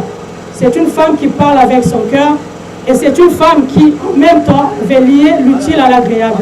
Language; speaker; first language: French; non-native, local second language; Lingala